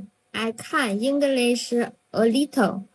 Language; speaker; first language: English; non-native, learner; Chinese